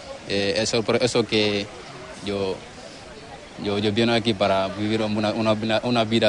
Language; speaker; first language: Spanish; non-native, learner; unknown